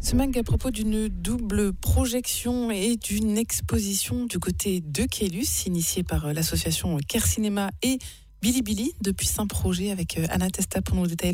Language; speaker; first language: French; native; French